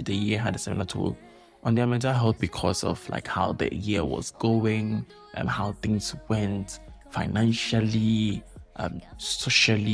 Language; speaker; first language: English; non-native, local second language; Akan